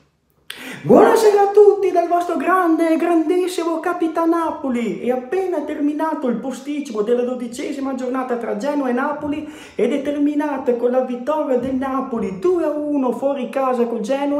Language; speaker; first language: Italian; native; Italian